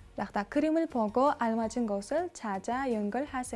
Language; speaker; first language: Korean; non-native, fluent; Kyrgyz